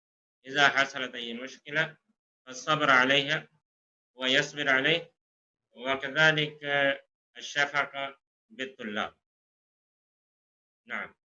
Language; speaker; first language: Arabic; non-native, fluent; Urdu